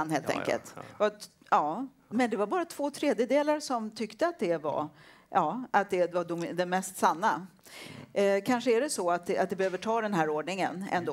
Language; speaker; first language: Swedish; native; Swedish